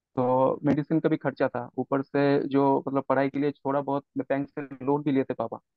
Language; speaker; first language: Hindi; non-native, local second language; Bangla